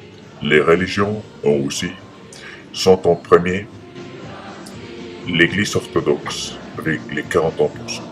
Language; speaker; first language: French; non-native, learner; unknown